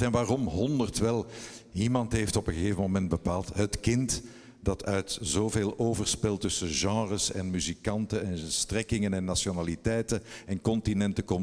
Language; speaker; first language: Dutch; native; Dutch